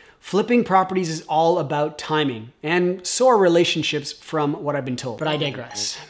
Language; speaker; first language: English; native; English